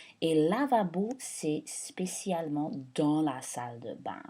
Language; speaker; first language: French; non-native, fluent; English